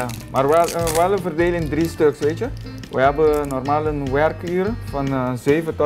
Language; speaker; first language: Dutch; non-native, local second language; Papiamento